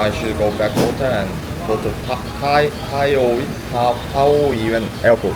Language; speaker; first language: English; non-native, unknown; Korean